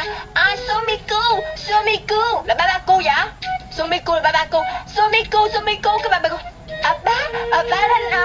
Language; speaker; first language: Indonesian; non-native, learner; Vietnamese